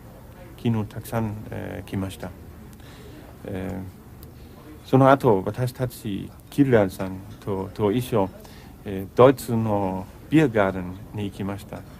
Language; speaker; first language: Japanese; non-native, learner; Danish